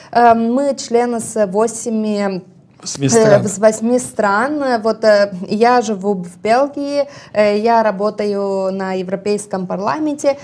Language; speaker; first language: Russian; non-native, local second language; Romanian